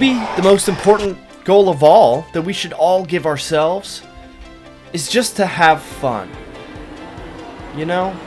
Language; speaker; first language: English; native; English